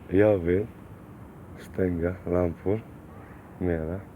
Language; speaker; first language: Swedish; non-native, learner; Polish